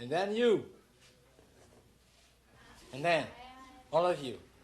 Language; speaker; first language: English; non-native, fluent; Balinese